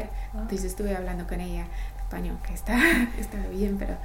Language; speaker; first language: Spanish; non-native, fluent; English